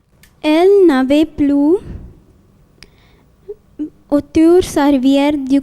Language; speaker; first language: French; non-native, learner; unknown